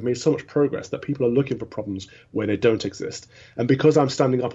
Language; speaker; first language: English; native; English